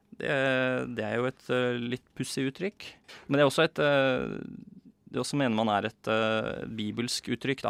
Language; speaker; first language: Norwegian; native; Norwegian